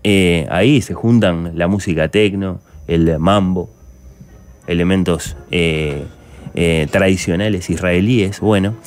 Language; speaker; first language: Spanish; native; Spanish